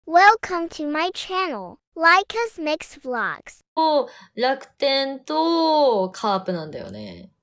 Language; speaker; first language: Japanese; native; Japanese